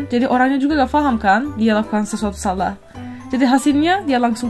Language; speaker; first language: Indonesian; non-native, fluent; Turkish